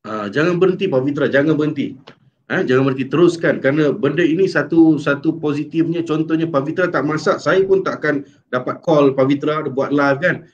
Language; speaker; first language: Malay; native; Malay